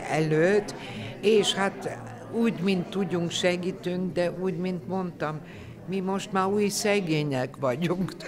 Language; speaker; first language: Hungarian; non-native, fluent; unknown